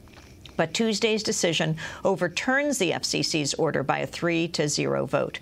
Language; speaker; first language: English; native; English